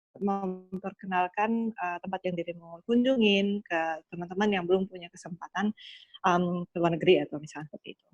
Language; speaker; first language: Indonesian; early bilingual, other home language; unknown